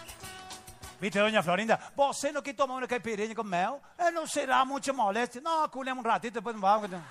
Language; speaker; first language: Spanish; native; Spanish